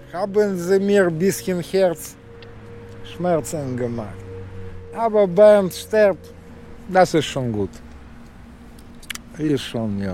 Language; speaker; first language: German; non-native, learner; Russian